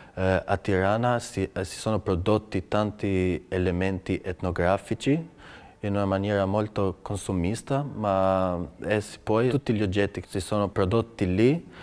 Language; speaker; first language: Italian; non-native, fluent; Albanian